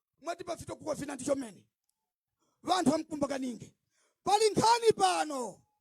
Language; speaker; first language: Nyanja; non-native, local second language; Tumbuka